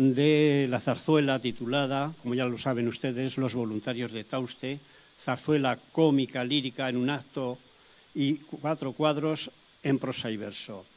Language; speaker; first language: Spanish; native; Spanish